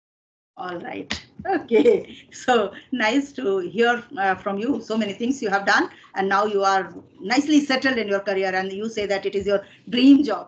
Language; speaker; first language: English; non-native, fluent; Hindi